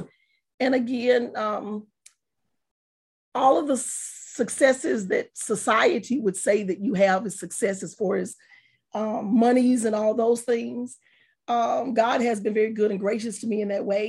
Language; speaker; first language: English; native; English